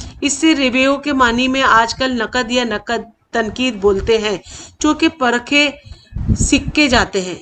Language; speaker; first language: Urdu; native; Urdu